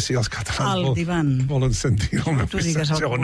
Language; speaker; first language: Catalan; non-native, fluent; English